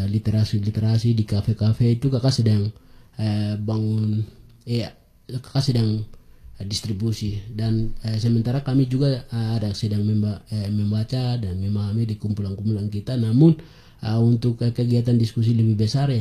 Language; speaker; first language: Indonesian; non-native, local second language; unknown